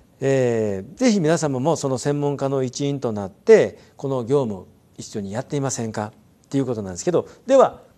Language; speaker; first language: Japanese; native; Japanese